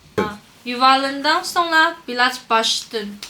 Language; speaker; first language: Turkish; non-native, learner; Chinese